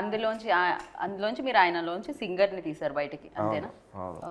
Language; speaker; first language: Telugu; native; Telugu